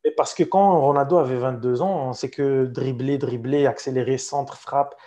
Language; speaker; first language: French; non-native, local second language; Arabic